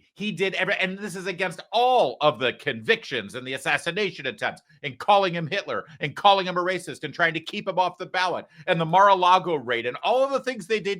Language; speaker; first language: English; native; English